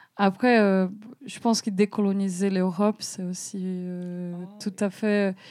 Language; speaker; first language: French; non-native, fluent; Portuguese